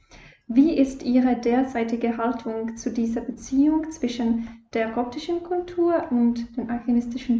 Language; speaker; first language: German; non-native, fluent; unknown